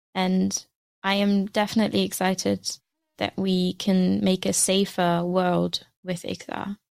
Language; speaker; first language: English; non-native, fluent; German